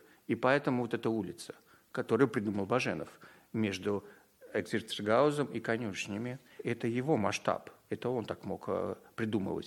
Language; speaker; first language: Russian; native; Russian